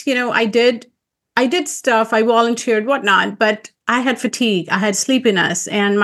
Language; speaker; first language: English; non-native, local second language; Urdu